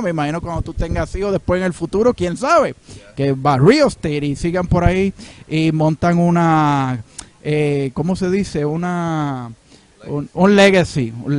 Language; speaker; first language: Spanish; native; Spanish